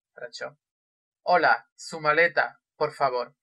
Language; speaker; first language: Spanish; non-native, fluent; Russian